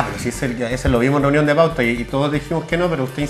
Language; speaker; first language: Spanish; native; Spanish